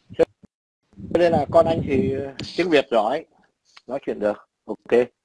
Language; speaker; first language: Vietnamese; native; Vietnamese